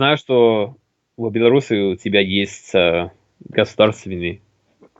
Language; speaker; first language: Russian; non-native, learner; English